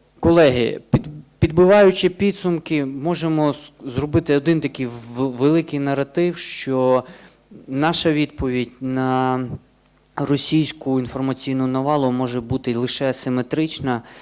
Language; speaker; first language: Ukrainian; native; Ukrainian